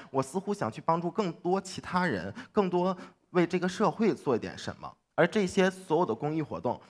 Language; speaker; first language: Chinese; native; Chinese